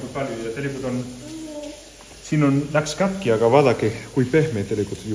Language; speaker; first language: Estonian; non-native, learner; Spanish